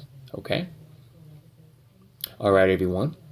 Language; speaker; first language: English; native; English